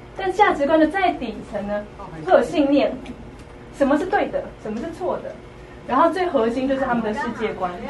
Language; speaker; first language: Chinese; native; Chinese